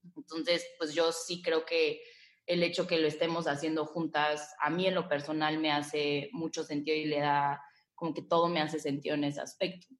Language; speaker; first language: Spanish; native; Spanish